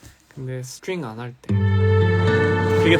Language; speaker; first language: Korean; early bilingual, heritage; English